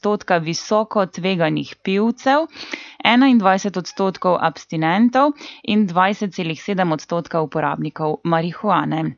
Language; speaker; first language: Slovenian; native; Slovenian